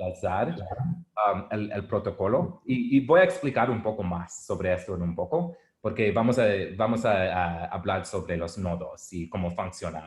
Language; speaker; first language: Spanish; non-native, learner; English